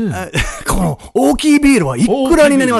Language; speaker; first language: Japanese; non-native, learner; English